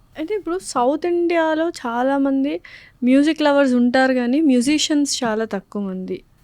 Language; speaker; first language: Telugu; native; Telugu